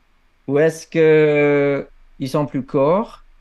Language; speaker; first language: French; non-native, fluent; English